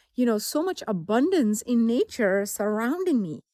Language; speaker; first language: English; non-native, local second language; Tamil